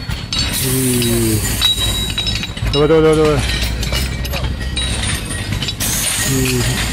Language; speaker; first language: Russian; native; Russian